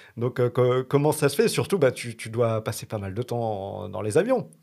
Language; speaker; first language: French; native; French